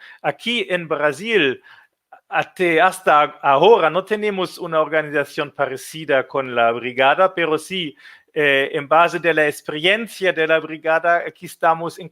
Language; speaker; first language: Spanish; non-native, fluent; German